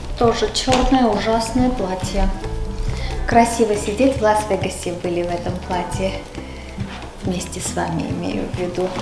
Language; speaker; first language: Russian; non-native, local second language; Armenian